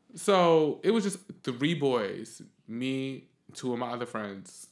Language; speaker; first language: English; native; English